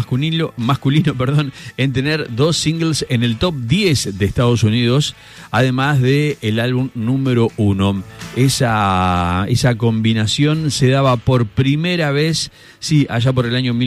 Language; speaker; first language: Spanish; native; Spanish